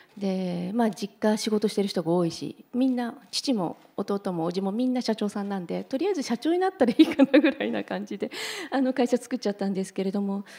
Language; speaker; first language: Japanese; native; Japanese